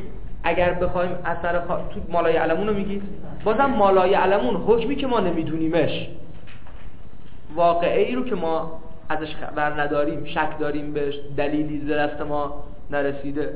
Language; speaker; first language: Persian; native; Persian